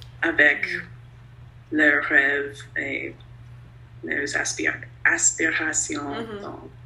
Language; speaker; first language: French; non-native, learner; English